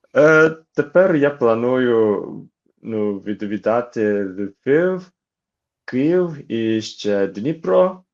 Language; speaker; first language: Ukrainian; non-native, learner; Japanese